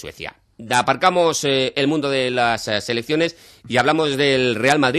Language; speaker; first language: Spanish; native; Spanish